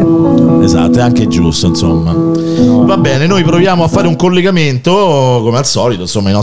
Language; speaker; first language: Italian; native; Italian